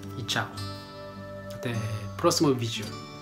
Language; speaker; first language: Portuguese; non-native, learner; Japanese